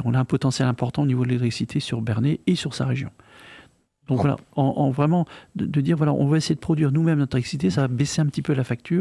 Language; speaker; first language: French; native; French